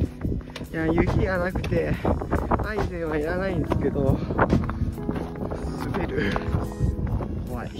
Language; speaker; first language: Japanese; native; Japanese